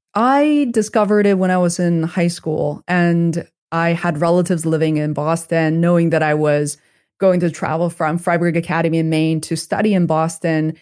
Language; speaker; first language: English; non-native, fluent; Chinese